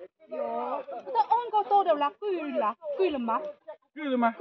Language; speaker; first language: Finnish; non-native, fluent; Vietnamese